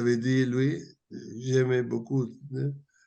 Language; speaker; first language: French; non-native, learner; Italian